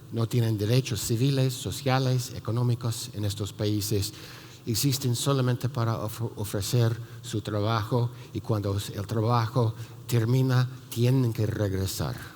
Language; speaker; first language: Spanish; non-native, fluent; English